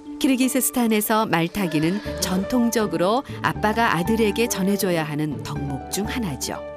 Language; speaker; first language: Korean; native; Korean